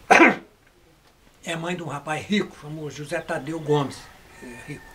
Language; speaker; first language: Portuguese; native; Portuguese